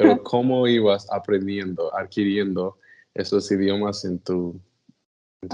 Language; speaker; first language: Spanish; non-native, fluent; English